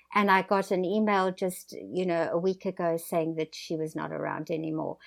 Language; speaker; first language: English; native; English